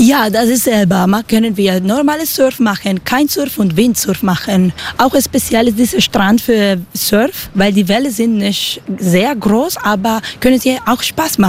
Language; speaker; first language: German; non-native, learner; Spanish